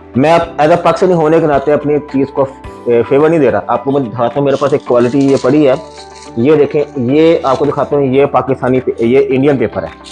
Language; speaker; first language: Urdu; native; Urdu